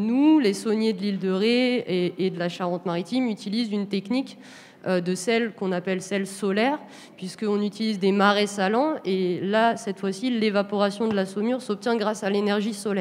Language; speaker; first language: French; native; French